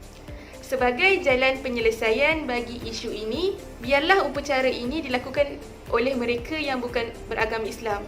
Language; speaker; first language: Malay; native; Malay